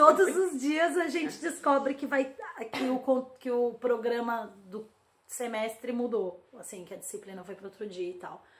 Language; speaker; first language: Portuguese; native; Portuguese